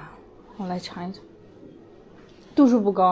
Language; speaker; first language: Chinese; native; Chinese